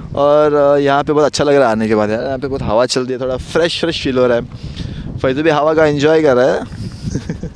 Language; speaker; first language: Hindi; non-native, local second language; Konkani